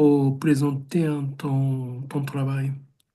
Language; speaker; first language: French; non-native, learner; Japanese